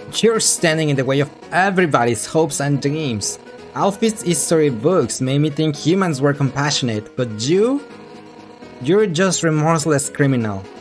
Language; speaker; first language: English; non-native, fluent; Spanish